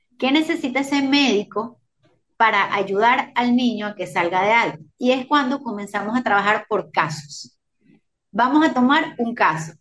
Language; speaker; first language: Spanish; native; Spanish